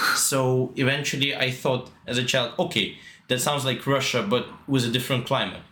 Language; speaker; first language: English; non-native, fluent; Russian